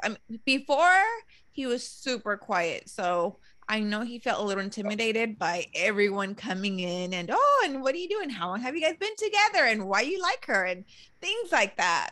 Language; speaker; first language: English; early bilingual, other home language; Spanish